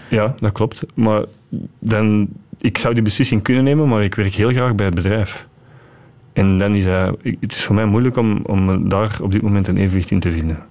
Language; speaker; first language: Dutch; native; Dutch